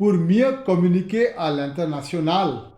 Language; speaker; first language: French; non-native, fluent; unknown